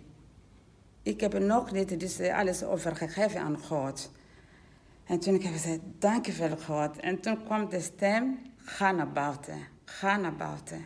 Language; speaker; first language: Dutch; non-native, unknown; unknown